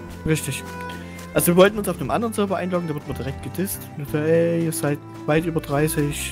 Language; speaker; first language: German; native; German